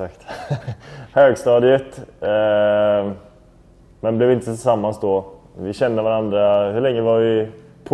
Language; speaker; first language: Swedish; native; Swedish